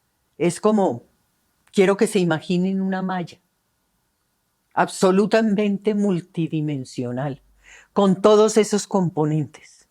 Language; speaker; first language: Spanish; native; Spanish